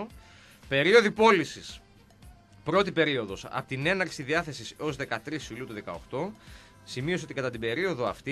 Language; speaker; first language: Greek; native; Greek